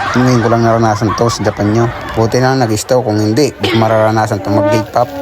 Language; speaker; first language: Filipino; non-native, local second language; Bikol